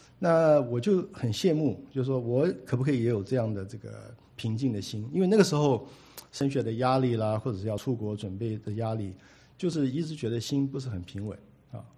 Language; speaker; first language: Chinese; native; Chinese